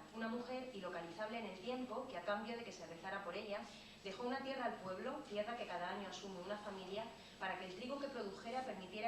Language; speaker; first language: Spanish; native; Spanish